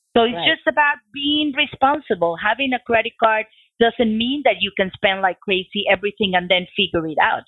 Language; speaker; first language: English; non-native, fluent; Spanish